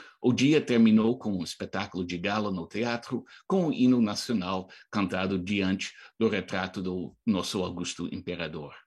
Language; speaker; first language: Portuguese; non-native, fluent; English